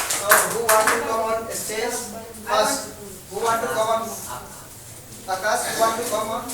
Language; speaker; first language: English; non-native, local second language; Hindi